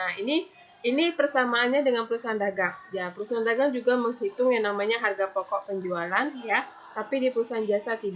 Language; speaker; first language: Indonesian; native; Indonesian